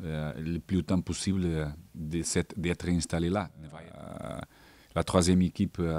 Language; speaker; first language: French; non-native, fluent; Portuguese